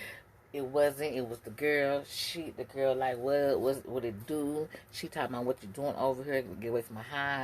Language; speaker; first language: English; native; English